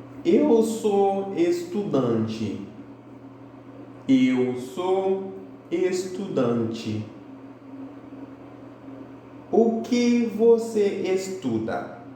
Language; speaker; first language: Portuguese; non-native, fluent; Haitian Creole